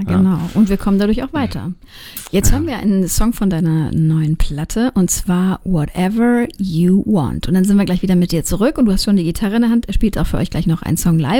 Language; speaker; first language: German; native; German